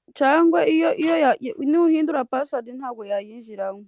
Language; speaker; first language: Kinyarwanda; native; Kinyarwanda